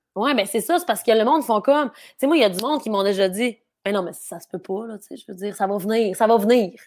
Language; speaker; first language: French; native; French